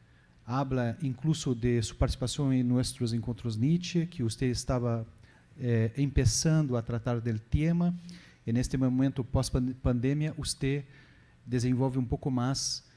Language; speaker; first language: Spanish; non-native, learner; Portuguese